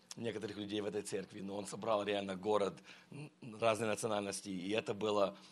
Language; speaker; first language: Russian; early bilingual, heritage; Russian